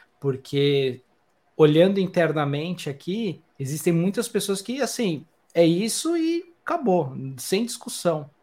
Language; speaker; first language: Portuguese; native; Portuguese